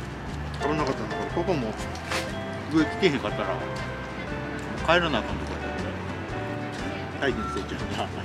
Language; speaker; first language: Japanese; native; Japanese